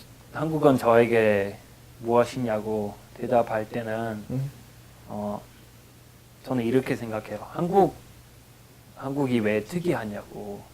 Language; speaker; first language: Korean; non-native, fluent; English